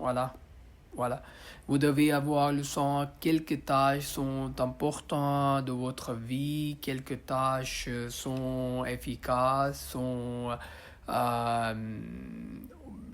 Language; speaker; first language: French; non-native, learner; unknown